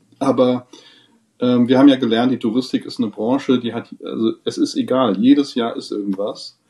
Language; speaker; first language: German; non-native, fluent; English